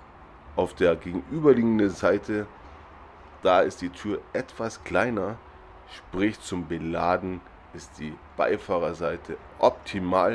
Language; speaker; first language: German; native; German